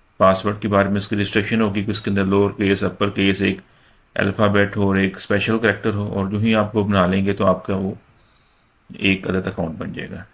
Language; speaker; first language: Urdu; non-native, local second language; Punjabi